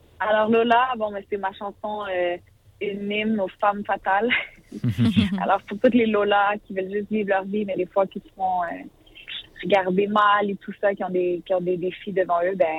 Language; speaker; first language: French; native; French